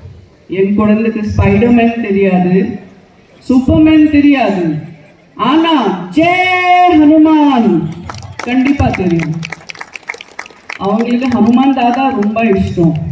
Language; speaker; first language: Tamil; non-native, local second language; Gujarati